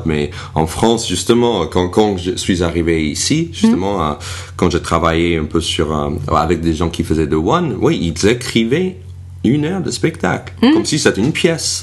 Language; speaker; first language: French; non-native, fluent; English